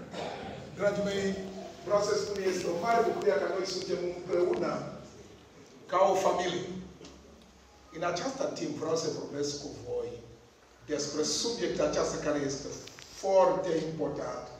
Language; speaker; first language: Romanian; non-native, fluent; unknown